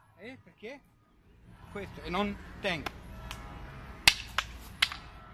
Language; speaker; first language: Italian; non-native, fluent; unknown